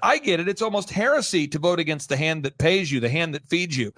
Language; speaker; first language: English; native; English